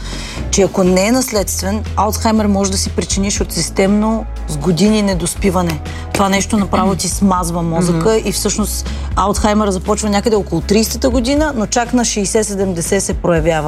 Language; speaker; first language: Bulgarian; native; Bulgarian